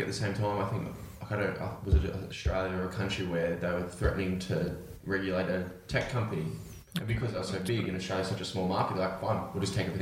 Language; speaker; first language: English; native; English